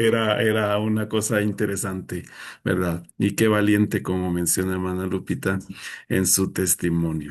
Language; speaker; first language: Spanish; native; Spanish